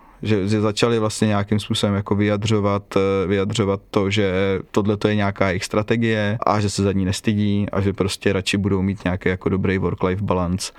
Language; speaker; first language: Czech; native; Czech